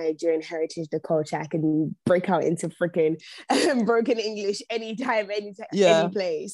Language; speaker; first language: English; native; English